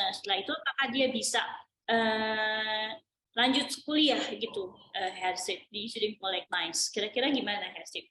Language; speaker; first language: Indonesian; native; Indonesian